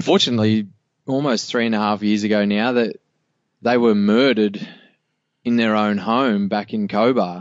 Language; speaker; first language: English; native; English